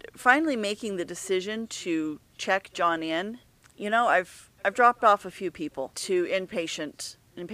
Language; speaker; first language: English; native; English